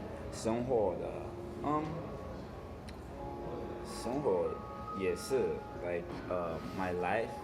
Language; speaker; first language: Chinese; non-native, learner; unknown